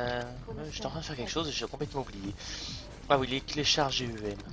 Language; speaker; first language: French; native; French